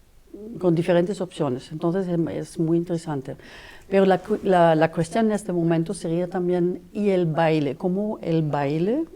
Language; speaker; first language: Spanish; non-native, fluent; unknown